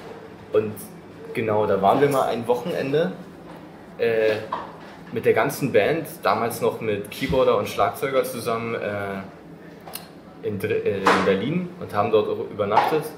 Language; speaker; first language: German; native; German